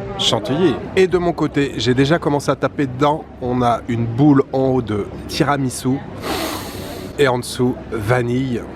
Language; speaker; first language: French; native; French